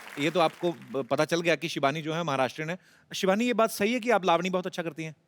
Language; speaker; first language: Hindi; non-native, local second language; Punjabi